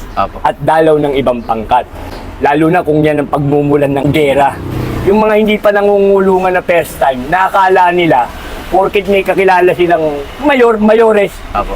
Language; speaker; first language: Filipino; native; Filipino